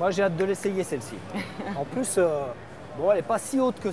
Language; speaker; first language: French; native; French